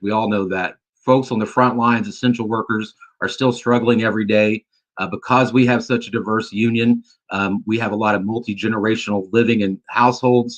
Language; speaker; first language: English; native; English